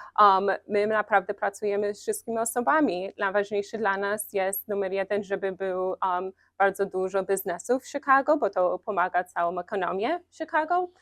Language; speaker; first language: Polish; early bilingual, heritage; Polish